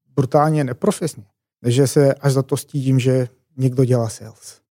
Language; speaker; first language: Czech; non-native, fluent; Macedonian